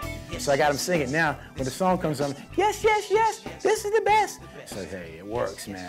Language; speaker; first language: English; native; English